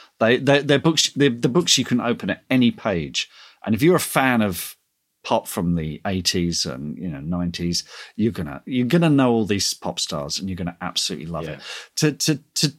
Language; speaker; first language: English; native; English